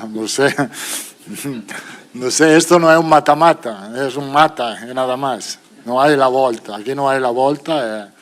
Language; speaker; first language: Portuguese; non-native, fluent; Italian